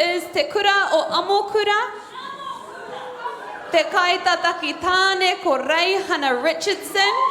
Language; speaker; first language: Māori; non-native, local second language; English